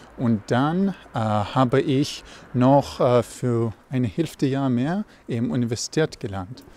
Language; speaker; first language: German; non-native, learner; Russian